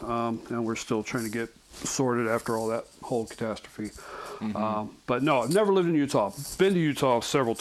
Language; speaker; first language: English; native; English